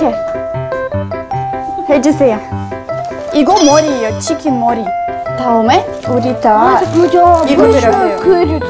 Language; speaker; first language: Korean; non-native, learner; Russian